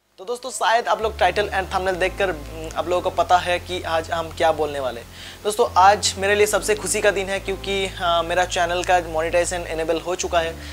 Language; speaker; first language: Hindi; non-native, local second language; Bangla